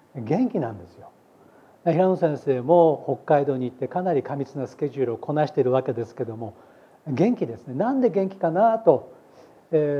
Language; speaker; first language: Japanese; native; Japanese